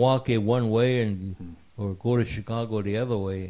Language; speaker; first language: English; early bilingual, other home language; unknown